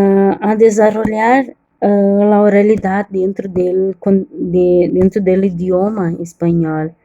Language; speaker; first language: Spanish; non-native, learner; Portuguese